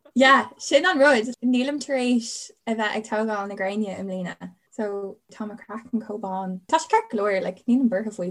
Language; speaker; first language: Irish; non-native, local second language; English